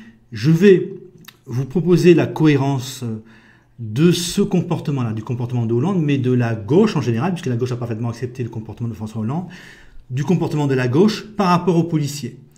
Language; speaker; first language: French; native; French